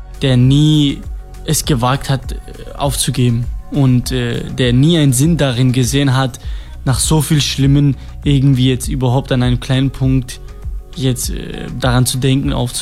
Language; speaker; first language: German; non-native, fluent; Kurdish